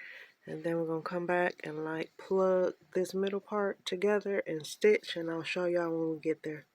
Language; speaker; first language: English; native; English